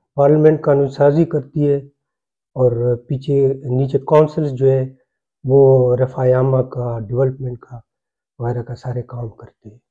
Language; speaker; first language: Urdu; non-native, local second language; Pashto